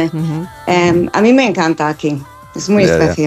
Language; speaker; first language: Spanish; non-native, learner; English